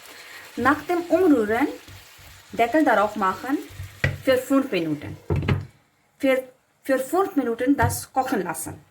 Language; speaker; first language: German; non-native, learner; Urdu